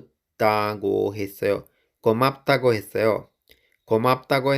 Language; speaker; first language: Korean; non-native, fluent; Sinhala